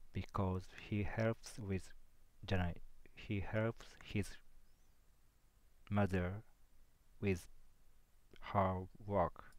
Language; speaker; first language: English; non-native, learner; Japanese